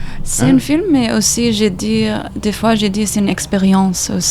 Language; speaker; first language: French; non-native, learner; English